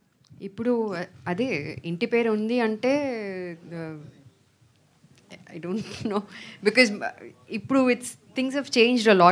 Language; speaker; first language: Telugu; non-native, learner; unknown